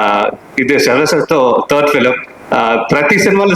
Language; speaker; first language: Telugu; non-native, fluent; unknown